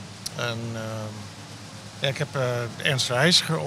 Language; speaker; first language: Dutch; non-native, fluent; English